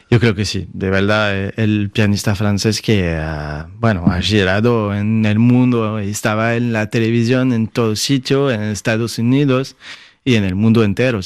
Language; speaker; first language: Spanish; non-native, fluent; French